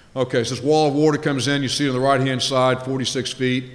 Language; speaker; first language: English; native; English